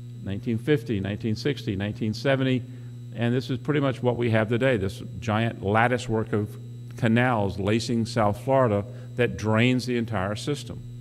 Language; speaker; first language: English; native; English